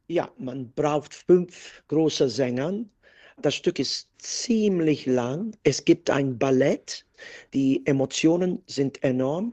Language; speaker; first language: German; non-native, fluent; English